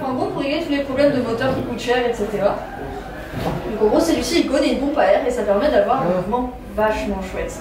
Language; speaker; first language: French; native; French